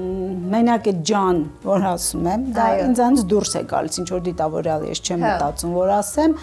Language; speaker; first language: Armenian; native; Armenian